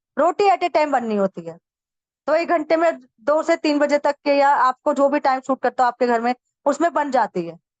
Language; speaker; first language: Hindi; native; Hindi